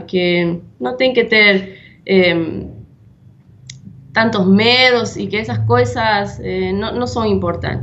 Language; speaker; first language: Portuguese; non-native, fluent; Spanish